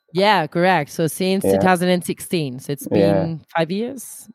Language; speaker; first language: English; non-native, fluent; Italian